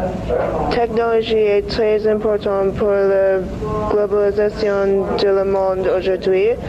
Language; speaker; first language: French; non-native, learner; English